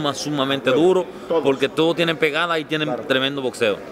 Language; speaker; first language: Spanish; native; Spanish